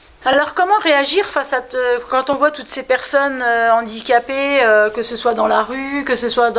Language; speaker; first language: French; native; French